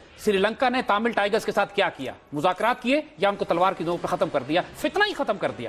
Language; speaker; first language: Urdu; native; Urdu